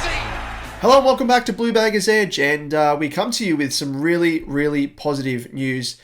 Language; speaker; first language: English; native; English